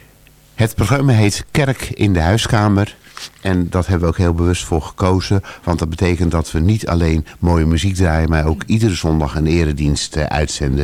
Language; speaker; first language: Dutch; native; Dutch